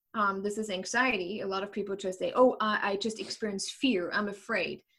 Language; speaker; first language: English; non-native, fluent; German